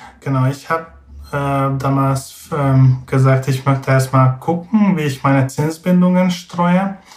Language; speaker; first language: German; non-native, fluent; Hungarian